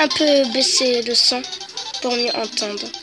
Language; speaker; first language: French; native; French